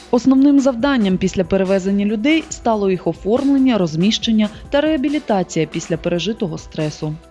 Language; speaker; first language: Ukrainian; native; Ukrainian